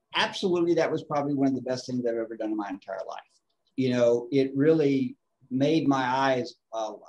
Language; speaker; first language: English; native; English